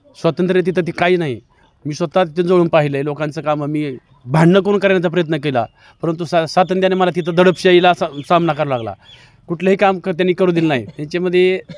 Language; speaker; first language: Marathi; native; Marathi